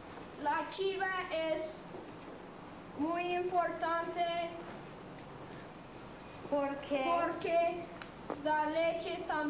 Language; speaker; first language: Spanish; non-native, learner; English